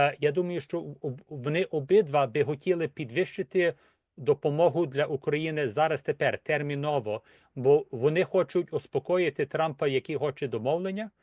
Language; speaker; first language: Ukrainian; early bilingual, heritage; Ukrainian